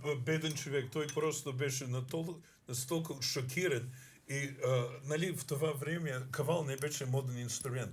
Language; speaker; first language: Bulgarian; non-native, fluent; English